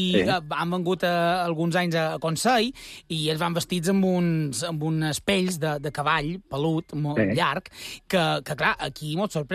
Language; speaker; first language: Catalan; native; Catalan